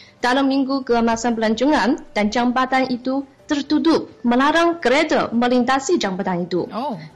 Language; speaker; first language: Malay; non-native, fluent; Chinese